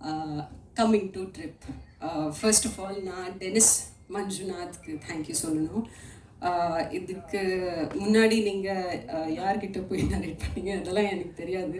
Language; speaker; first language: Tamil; non-native, learner; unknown